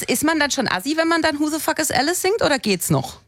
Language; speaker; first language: German; native; German